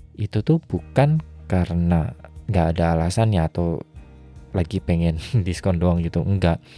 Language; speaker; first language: Indonesian; native; Indonesian